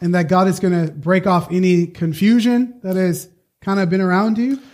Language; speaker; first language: English; native; English